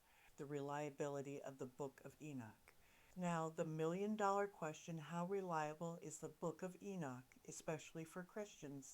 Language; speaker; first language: English; native; English